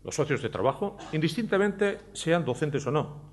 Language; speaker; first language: Spanish; native; Spanish